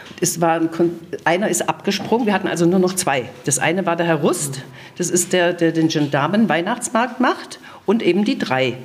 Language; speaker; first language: German; native; German